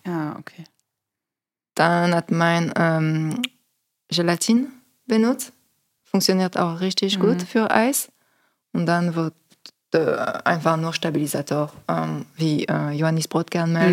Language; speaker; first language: German; non-native, learner; French